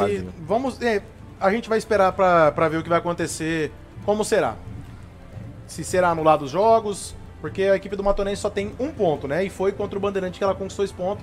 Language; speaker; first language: Portuguese; native; Portuguese